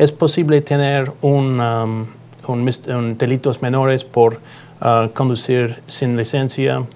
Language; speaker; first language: Spanish; non-native, learner; English